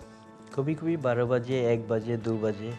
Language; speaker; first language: Hindi; non-native, learner; Bangla